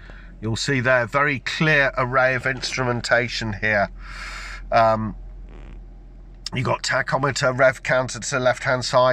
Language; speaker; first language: English; native; English